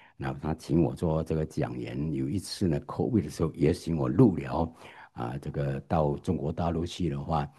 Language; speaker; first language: Chinese; native; Chinese